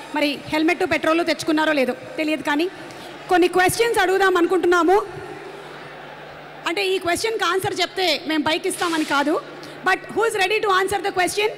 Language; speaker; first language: Telugu; native; Telugu